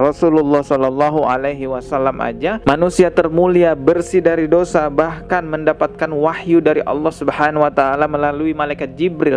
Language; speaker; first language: Indonesian; native; Indonesian